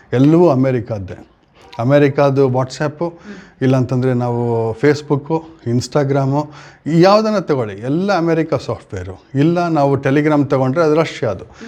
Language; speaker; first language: Kannada; native; Kannada